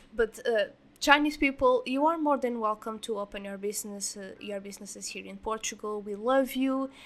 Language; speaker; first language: English; non-native, fluent; Portuguese